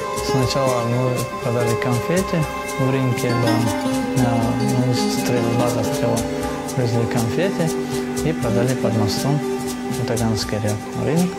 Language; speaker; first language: Russian; non-native, local second language; Tajik